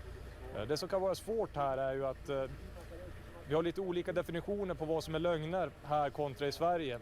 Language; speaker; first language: Swedish; native; Swedish